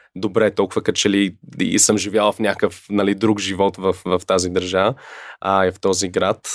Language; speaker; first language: Bulgarian; early bilingual, other home language; English